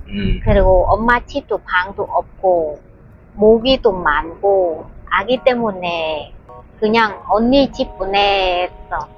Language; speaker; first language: Korean; non-native, learner; Vietnamese